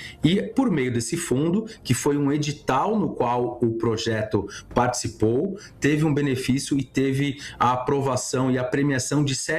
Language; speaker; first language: Portuguese; native; Portuguese